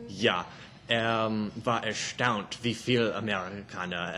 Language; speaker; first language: German; non-native, learner; English